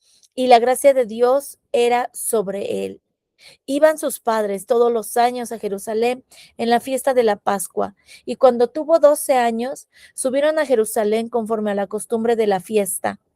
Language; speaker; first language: Spanish; native; Spanish